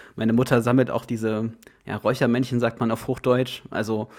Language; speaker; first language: German; native; German